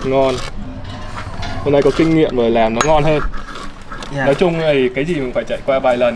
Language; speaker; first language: Vietnamese; native; Vietnamese